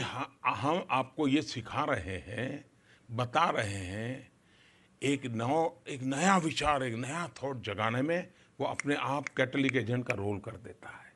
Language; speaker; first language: Hindi; non-native, local second language; Gujarati